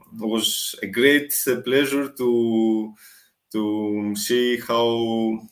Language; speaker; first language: English; non-native, fluent; Greek